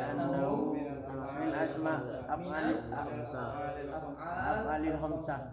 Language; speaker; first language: Arabic; non-native, learner; Indonesian